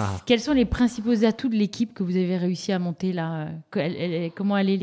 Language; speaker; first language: French; native; French